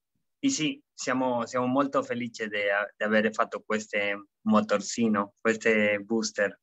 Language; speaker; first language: Italian; non-native, fluent; Spanish